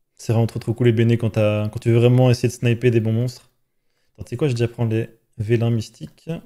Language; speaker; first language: French; native; French